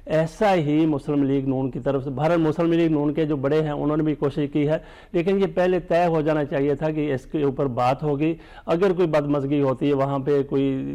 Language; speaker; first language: Urdu; native; Urdu